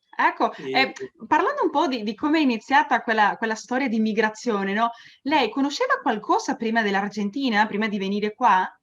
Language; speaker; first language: Italian; early bilingual, heritage; Spanish